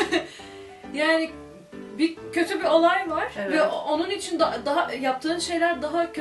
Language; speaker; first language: Turkish; non-native, fluent; Arabic